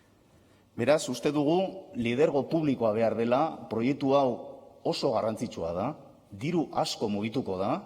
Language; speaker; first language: Basque; non-native, local second language; Spanish